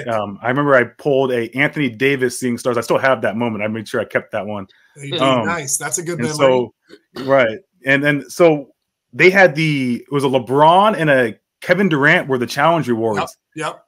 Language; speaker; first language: English; native; English